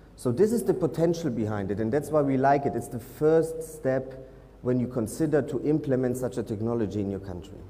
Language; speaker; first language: English; non-native, fluent; German